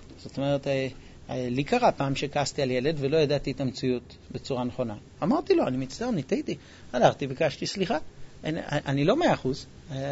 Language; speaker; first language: Hebrew; non-native, fluent; English